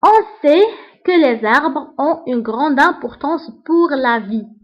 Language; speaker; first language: French; non-native, local second language; Arabic